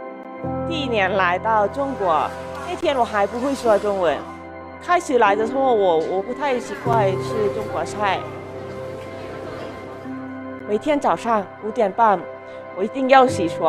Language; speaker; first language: Chinese; non-native, fluent; Lao